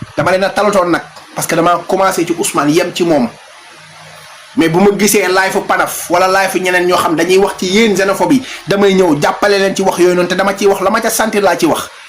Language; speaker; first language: Wolof; non-native, local second language; Fula